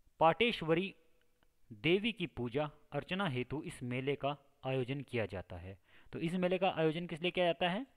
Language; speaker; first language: Hindi; native; Hindi